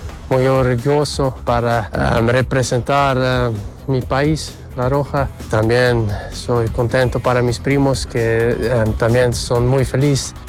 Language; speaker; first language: Spanish; early bilingual, heritage; Spanish